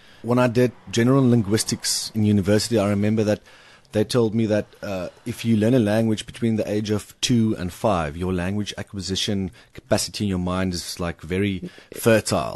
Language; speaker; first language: English; non-native, local second language; Afrikaans